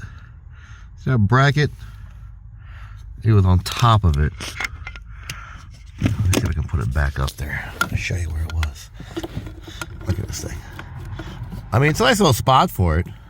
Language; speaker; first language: English; native; English